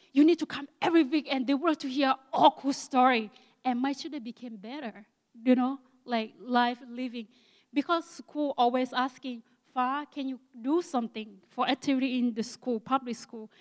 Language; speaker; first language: English; non-native, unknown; Akha